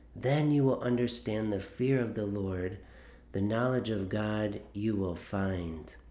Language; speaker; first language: English; native; English